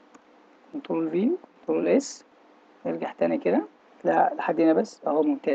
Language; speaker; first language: Arabic; native; Arabic